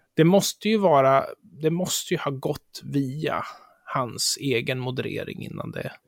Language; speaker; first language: Swedish; native; Swedish